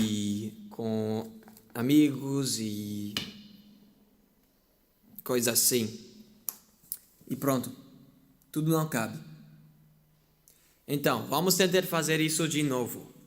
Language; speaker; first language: Portuguese; non-native, fluent; English